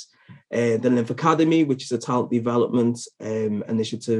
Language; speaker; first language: English; native; English